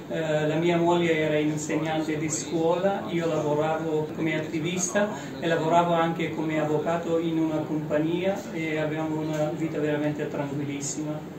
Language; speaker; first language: Italian; non-native, learner; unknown